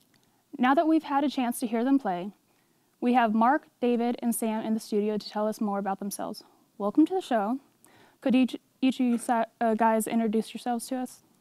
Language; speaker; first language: English; native; English